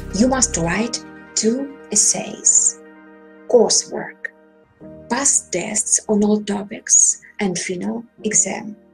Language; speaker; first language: English; non-native, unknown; Russian